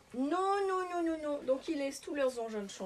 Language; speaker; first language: French; native; French